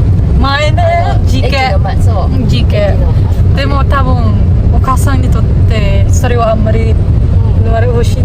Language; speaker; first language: Japanese; non-native, learner; Filipino